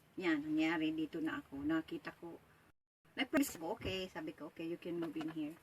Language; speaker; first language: Filipino; native; Filipino